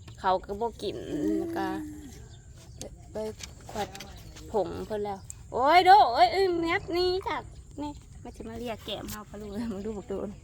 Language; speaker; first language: Thai; non-native, local second language; Northeastern Thai